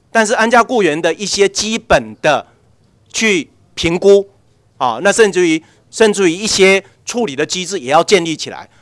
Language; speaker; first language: Chinese; native; Chinese